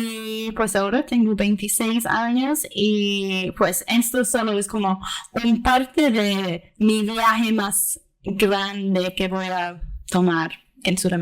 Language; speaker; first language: Spanish; early bilingual, heritage; Spanish